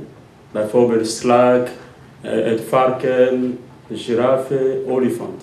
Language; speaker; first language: Dutch; non-native, learner; Lingala